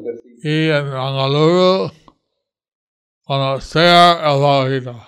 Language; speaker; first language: Spanish; non-native, learner; English